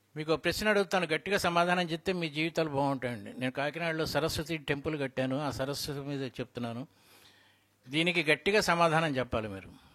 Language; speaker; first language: Telugu; native; Telugu